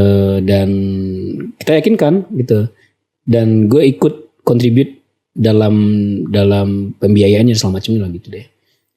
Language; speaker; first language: Indonesian; native; Indonesian